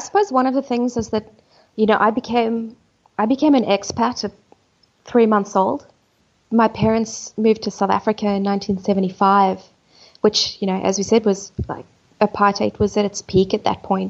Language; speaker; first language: English; native; English